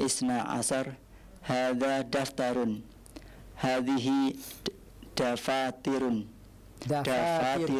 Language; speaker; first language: Arabic; non-native, learner; Indonesian